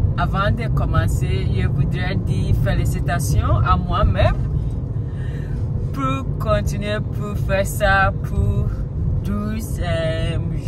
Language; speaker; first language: French; non-native, learner; Akan